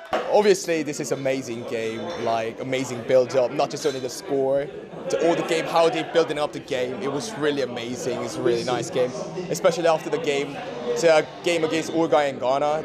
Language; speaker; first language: English; non-native, fluent; Korean